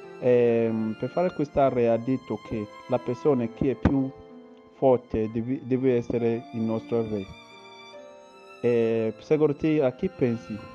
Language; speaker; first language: Italian; non-native, learner; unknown